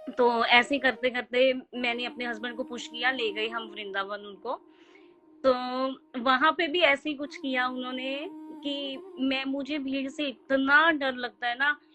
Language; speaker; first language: Hindi; native; Hindi